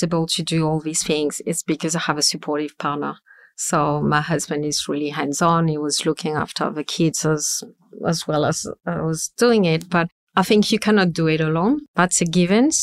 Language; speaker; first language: English; non-native, fluent; French